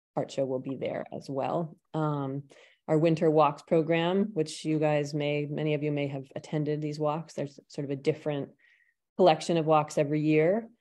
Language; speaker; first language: English; native; English